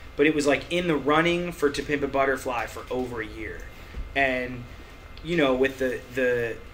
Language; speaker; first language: English; native; English